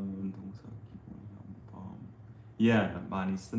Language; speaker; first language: Korean; non-native, fluent; English